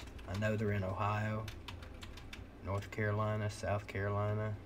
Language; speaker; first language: English; native; English